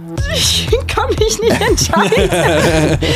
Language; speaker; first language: German; native; German